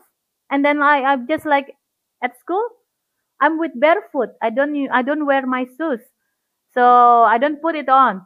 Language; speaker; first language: English; non-native, fluent; Indonesian